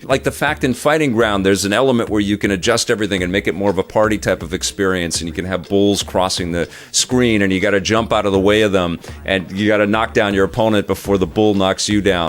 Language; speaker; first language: English; native; English